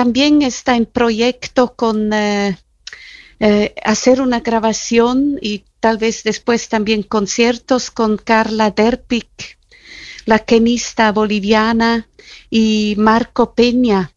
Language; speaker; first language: Spanish; non-native, fluent; German